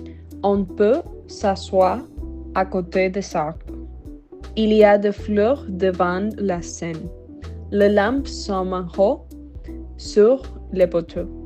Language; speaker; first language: French; non-native, learner; Spanish